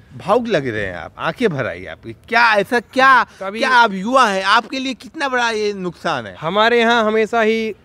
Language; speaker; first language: Hindi; native; Hindi